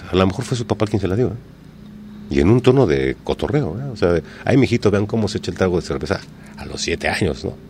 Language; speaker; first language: Spanish; native; Spanish